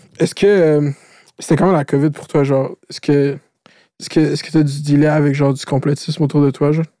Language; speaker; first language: French; native; French